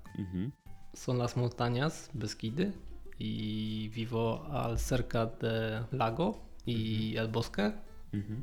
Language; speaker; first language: Spanish; non-native, learner; Polish